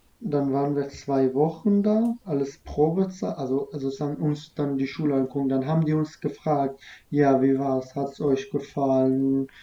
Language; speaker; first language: German; non-native, fluent; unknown